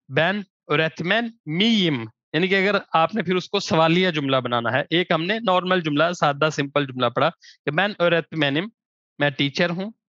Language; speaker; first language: Urdu; non-native, local second language; Punjabi